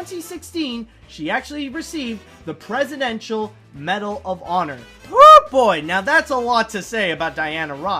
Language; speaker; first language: English; native; English